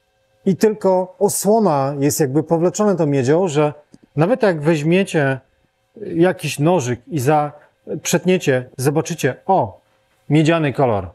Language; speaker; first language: Polish; native; Polish